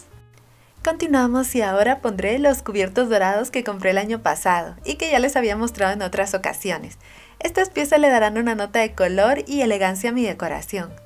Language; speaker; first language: Spanish; native; Spanish